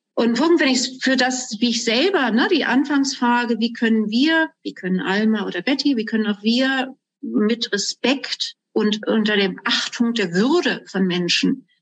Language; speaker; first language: German; native; German